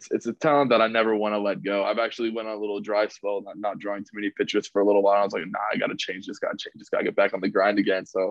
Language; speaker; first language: English; native; English